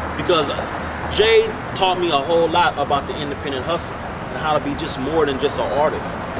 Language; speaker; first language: English; native; English